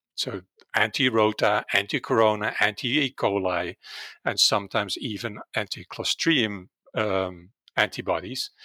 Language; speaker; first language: English; non-native, fluent; Dutch